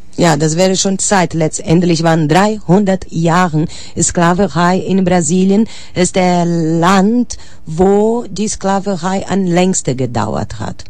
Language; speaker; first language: German; non-native, fluent; Portuguese